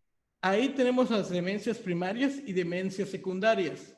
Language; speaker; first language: Spanish; native; Spanish